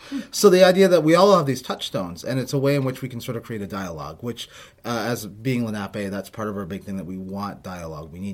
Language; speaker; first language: English; native; English